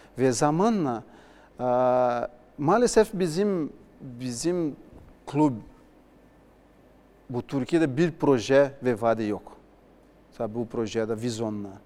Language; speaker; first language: Turkish; non-native, learner; Portuguese